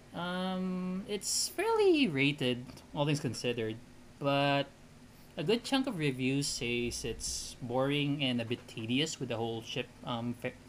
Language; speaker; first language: English; non-native, local second language; Filipino